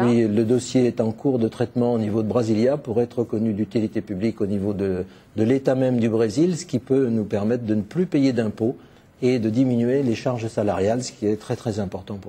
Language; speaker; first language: French; native; French